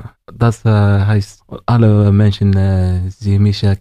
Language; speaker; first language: German; non-native, learner; Arabic